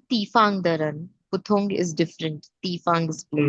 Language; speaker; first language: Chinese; non-native, fluent; Hindi